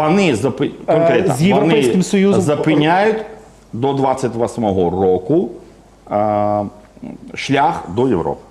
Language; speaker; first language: Ukrainian; non-native, fluent; Georgian